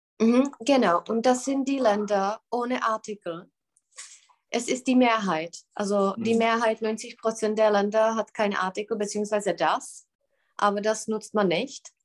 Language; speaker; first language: German; non-native, fluent; Czech